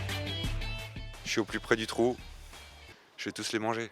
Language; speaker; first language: French; native; French